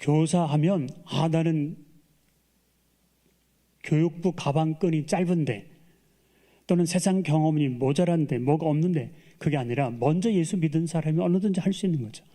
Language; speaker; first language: Korean; native; Korean